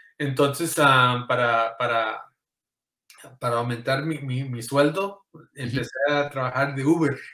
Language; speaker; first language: Spanish; early bilingual, heritage; Spanish